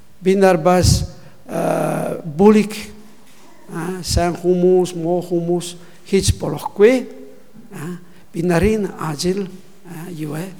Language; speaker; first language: Mongolian; non-native, learner; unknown